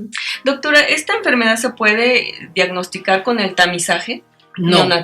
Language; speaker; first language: Spanish; native; Spanish